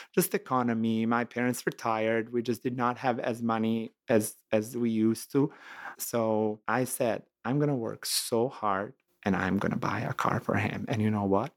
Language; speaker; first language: English; non-native, fluent; Serbian